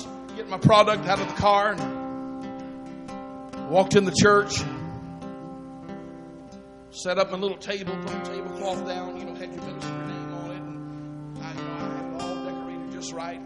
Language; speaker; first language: English; native; English